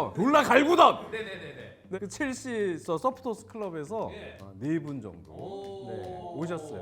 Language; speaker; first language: Korean; native; Korean